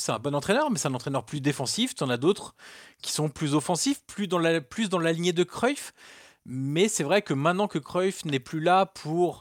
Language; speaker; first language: French; native; French